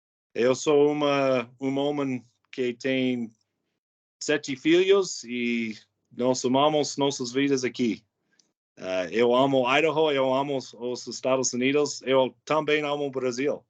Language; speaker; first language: Portuguese; non-native, learner; English